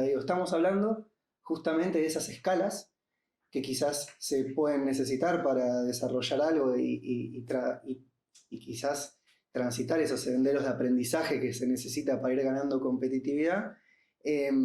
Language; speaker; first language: Spanish; native; Spanish